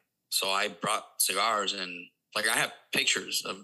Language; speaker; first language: English; non-native, fluent; Spanish